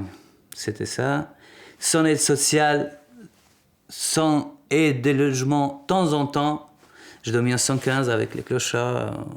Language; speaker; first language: French; non-native, learner; Albanian